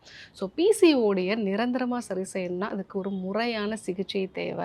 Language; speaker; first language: Tamil; native; Tamil